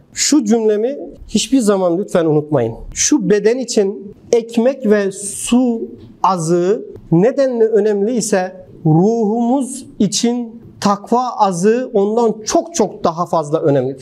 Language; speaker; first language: Turkish; native; Turkish